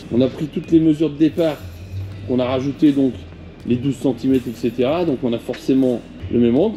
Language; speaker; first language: French; native; French